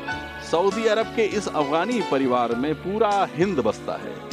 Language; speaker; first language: Hindi; native; Hindi